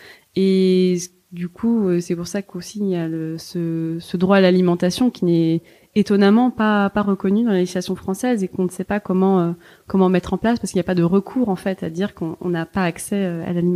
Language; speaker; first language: French; native; French